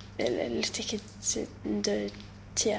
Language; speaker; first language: French; non-native, learner; Swedish